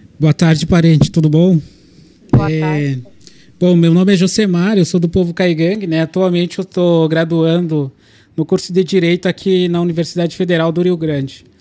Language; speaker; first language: Portuguese; non-native, local second language; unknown